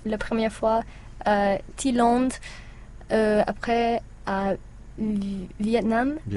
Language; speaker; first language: French; non-native, learner; English